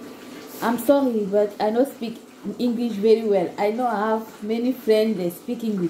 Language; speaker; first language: English; non-native, learner; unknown